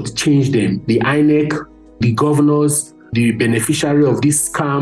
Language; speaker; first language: English; non-native, local second language; Hausa